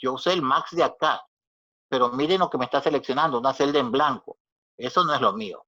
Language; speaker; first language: Spanish; native; Spanish